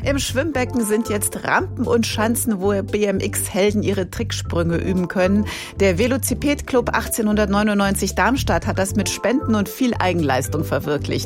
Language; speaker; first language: German; native; German